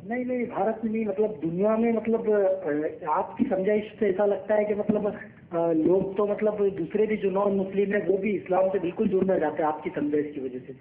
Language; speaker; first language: Urdu; native; Urdu